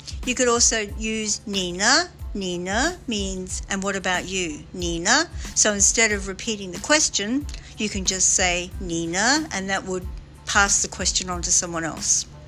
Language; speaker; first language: English; native; English